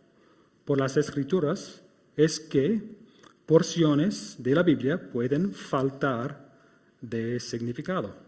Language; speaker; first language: Spanish; non-native, fluent; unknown